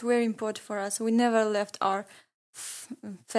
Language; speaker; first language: English; non-native, learner; Ingush